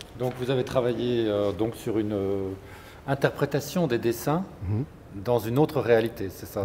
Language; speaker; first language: French; native; French